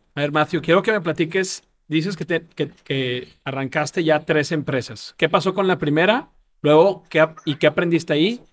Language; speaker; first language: Spanish; native; Spanish